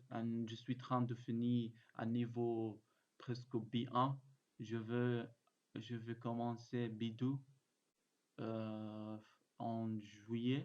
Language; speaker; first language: French; non-native, learner; Arabic